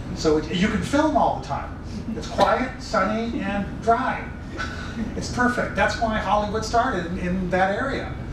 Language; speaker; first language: English; native; English